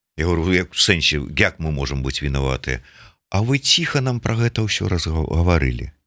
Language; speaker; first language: Belarusian; non-native, local second language; Russian